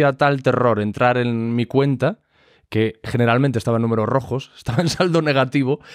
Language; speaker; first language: Spanish; native; Spanish